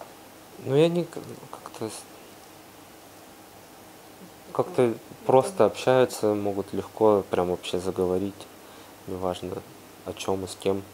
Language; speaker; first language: Russian; native; Russian